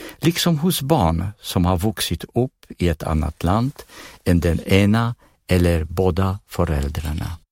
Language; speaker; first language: Swedish; non-native, fluent; Polish